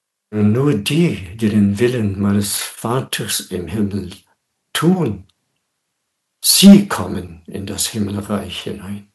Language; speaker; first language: German; non-native, fluent; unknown